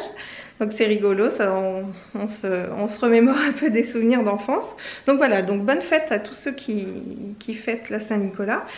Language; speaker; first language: French; native; French